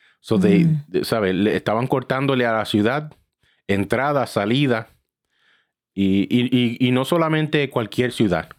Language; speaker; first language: Spanish; early bilingual, heritage; Spanish